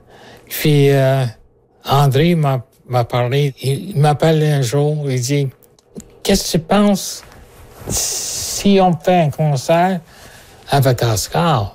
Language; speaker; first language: French; non-native, local second language; English